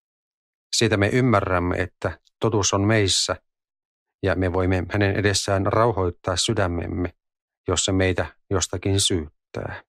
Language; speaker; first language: Finnish; native; Finnish